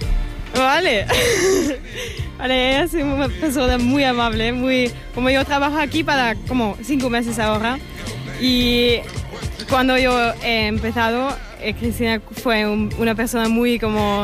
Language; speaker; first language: Spanish; non-native, learner; German